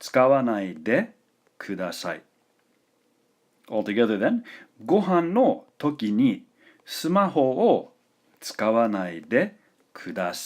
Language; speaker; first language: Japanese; non-native, fluent; English